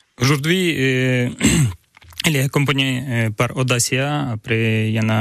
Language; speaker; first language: French; non-native, learner; Ukrainian